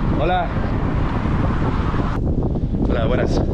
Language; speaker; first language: Spanish; non-native, learner; English